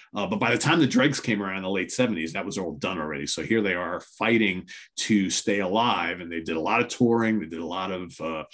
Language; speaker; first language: English; native; English